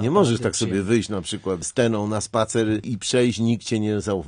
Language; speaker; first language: Polish; native; Polish